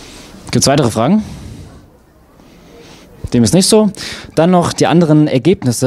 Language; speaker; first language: German; native; German